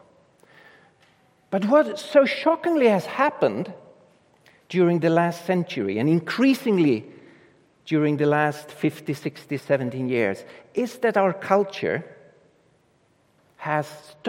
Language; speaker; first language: English; non-native, fluent; Swedish